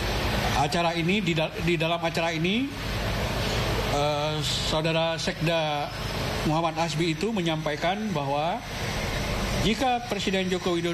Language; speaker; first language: Indonesian; native; Indonesian